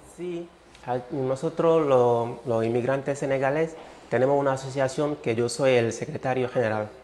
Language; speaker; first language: Spanish; non-native, fluent; Wolof